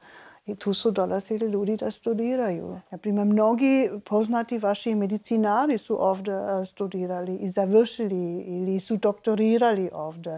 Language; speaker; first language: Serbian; non-native, fluent; German